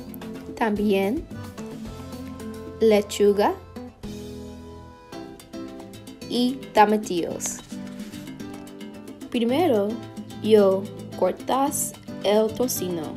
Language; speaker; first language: Spanish; non-native, learner; English